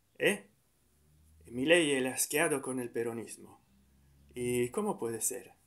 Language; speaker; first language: Spanish; non-native, fluent; Italian